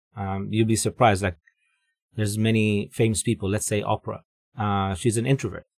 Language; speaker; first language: English; non-native, fluent; Arabic